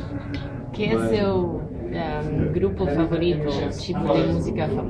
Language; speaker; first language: Portuguese; non-native, fluent; English